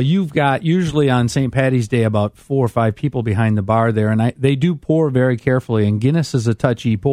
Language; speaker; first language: English; native; English